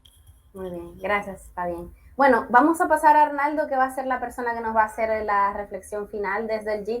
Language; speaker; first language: Spanish; native; Spanish